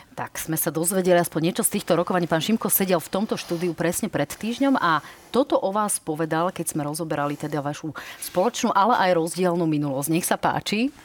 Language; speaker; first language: Slovak; native; Slovak